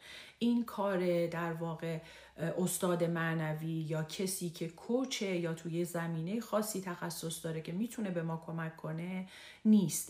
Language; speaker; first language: Persian; native; Persian